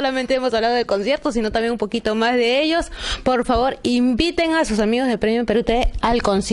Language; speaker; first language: Spanish; native; Spanish